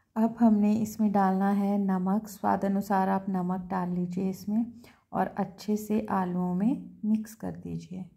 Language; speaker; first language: Hindi; native; Hindi